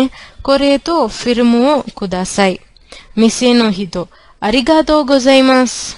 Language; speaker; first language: Japanese; non-native, fluent; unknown